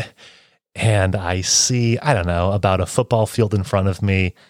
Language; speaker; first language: English; early bilingual, other home language; Romanian